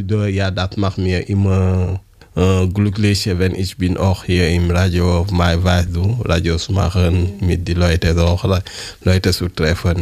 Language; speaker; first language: German; non-native, learner; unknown